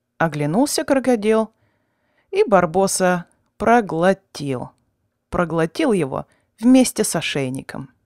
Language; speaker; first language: Russian; native; Russian